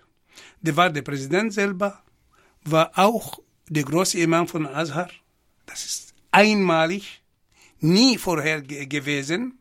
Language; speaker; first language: German; non-native, fluent; Arabic